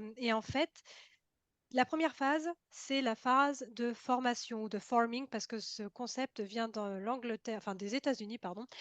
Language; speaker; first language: French; native; French